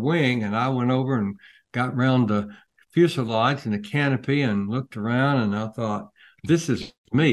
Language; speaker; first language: English; native; English